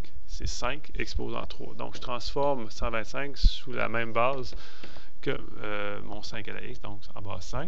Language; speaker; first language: French; native; French